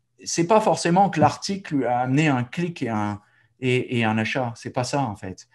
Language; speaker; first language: French; native; French